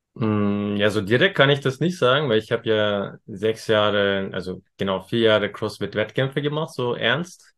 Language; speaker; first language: German; early bilingual, other home language; Turkish